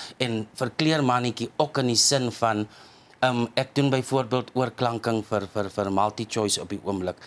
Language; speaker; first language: Afrikaans; native; Afrikaans